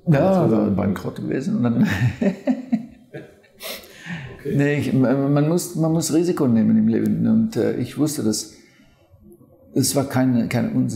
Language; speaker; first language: German; non-native, fluent; French